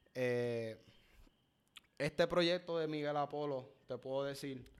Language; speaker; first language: Spanish; native; Spanish